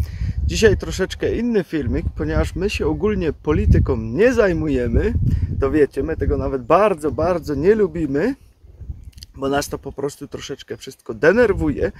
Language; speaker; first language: Polish; native; Polish